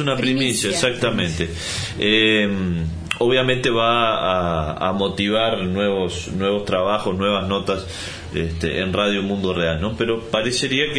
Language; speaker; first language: Spanish; native; Spanish